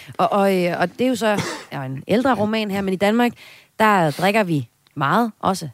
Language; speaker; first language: Danish; native; Danish